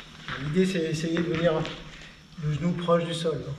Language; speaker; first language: French; native; French